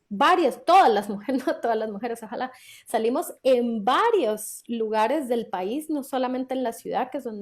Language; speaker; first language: Spanish; native; Spanish